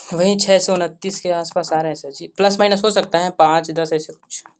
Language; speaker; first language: Hindi; native; Hindi